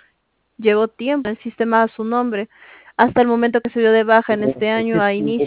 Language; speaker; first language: Spanish; native; Spanish